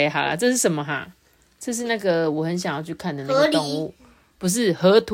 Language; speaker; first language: Chinese; native; Chinese